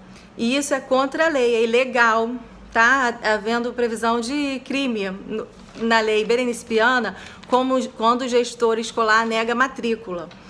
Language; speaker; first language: Portuguese; native; Portuguese